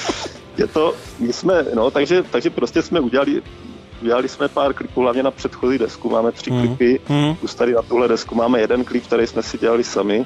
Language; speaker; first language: Czech; native; Czech